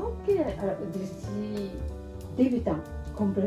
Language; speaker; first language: French; non-native, learner; Japanese